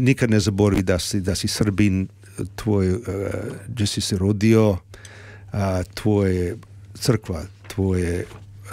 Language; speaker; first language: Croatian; early bilingual, heritage; Serbian